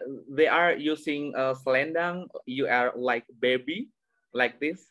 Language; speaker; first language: English; non-native, learner; Indonesian